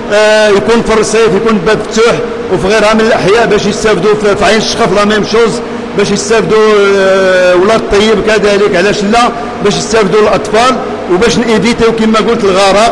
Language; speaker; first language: Arabic; native; Arabic